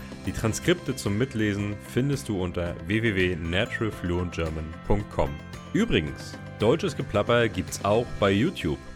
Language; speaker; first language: German; native; German